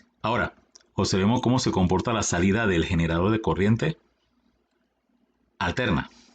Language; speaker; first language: Spanish; native; Spanish